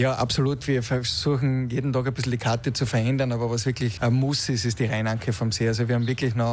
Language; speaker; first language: German; native; German